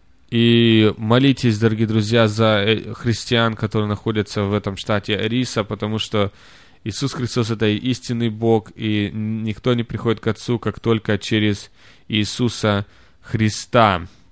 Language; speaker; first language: Russian; native; Russian